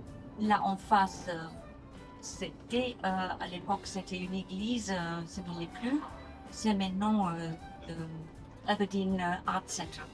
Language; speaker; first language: French; non-native, fluent; English